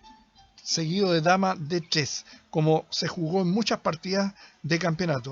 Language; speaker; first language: Spanish; native; Spanish